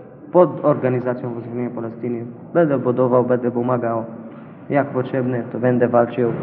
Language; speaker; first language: Polish; non-native, learner; Arabic